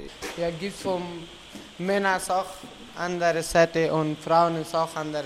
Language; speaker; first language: German; non-native, learner; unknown